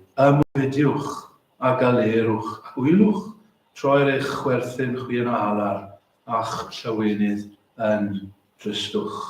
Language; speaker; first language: Welsh; native; Welsh